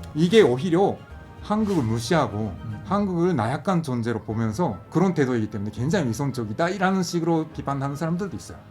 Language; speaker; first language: Korean; non-native, fluent; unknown